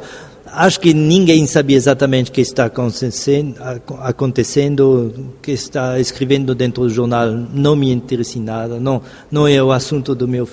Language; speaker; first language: Portuguese; non-native, fluent; French